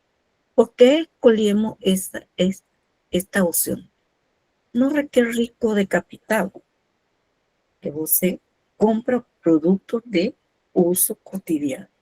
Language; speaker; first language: Portuguese; non-native, fluent; Spanish